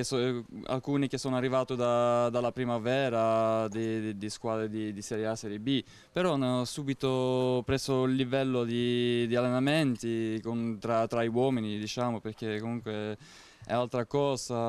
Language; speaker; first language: Italian; non-native, fluent; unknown